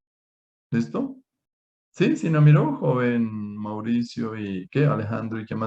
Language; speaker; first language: Spanish; native; Spanish